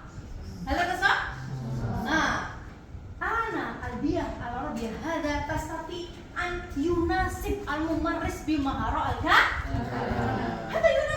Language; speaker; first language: Arabic; non-native, learner; Indonesian